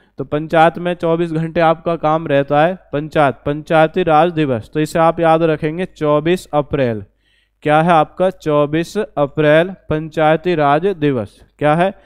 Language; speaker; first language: Hindi; native; Hindi